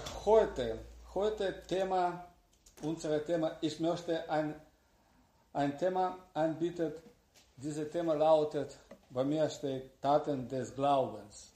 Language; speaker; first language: German; non-native, learner; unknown